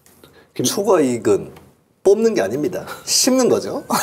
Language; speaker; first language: Korean; native; Korean